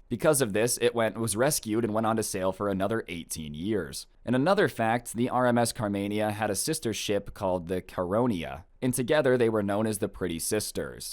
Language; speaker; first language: English; native; English